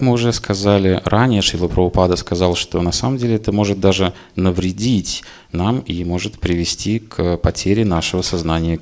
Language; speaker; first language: Russian; native; Russian